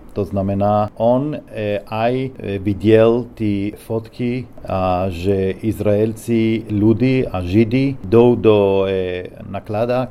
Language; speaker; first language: Czech; non-native, learner; Hebrew